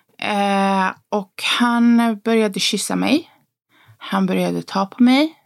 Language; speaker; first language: Swedish; early bilingual, other home language; Spanish